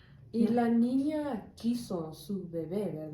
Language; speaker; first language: Spanish; non-native, learner; English